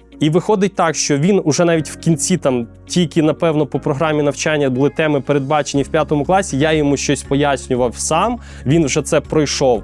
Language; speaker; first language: Ukrainian; native; Ukrainian